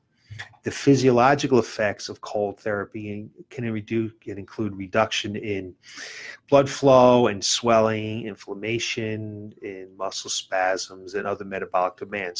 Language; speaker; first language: English; native; English